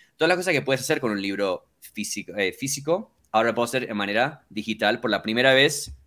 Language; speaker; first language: Spanish; early bilingual, heritage; Spanish